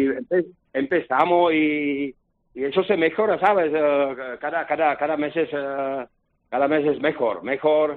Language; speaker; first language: Spanish; non-native, learner; Czech